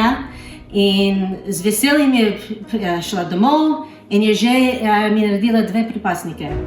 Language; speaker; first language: Slovenian; early bilingual, heritage; Slovenian